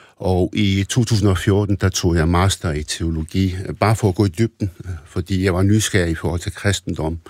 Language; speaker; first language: Danish; early bilingual, other home language; Arabic